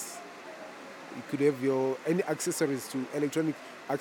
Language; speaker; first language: English; non-native, local second language; Shona